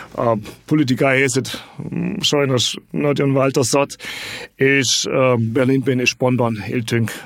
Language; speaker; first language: Hungarian; non-native, learner; German